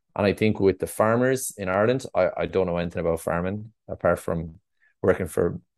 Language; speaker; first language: English; native; English